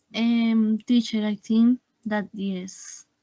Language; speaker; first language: English; non-native, learner; Spanish